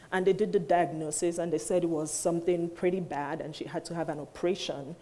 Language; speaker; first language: English; non-native, local second language; Igbo